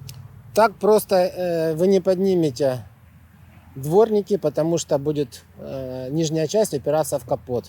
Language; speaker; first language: Russian; native; Russian